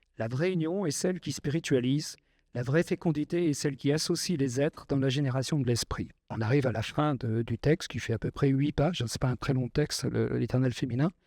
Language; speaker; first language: French; native; French